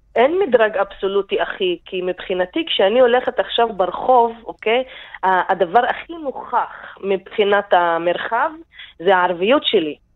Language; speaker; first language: Hebrew; non-native, local second language; Arabic